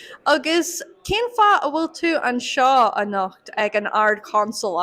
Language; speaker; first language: Irish; non-native, local second language; English